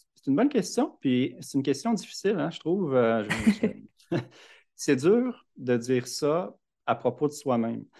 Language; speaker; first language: French; native; French